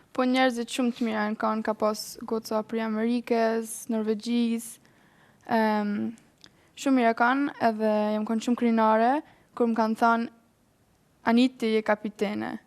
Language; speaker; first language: Albanian; early bilingual, heritage; Albanian